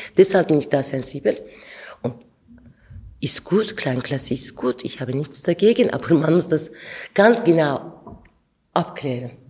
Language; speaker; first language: German; non-native, fluent; Turkish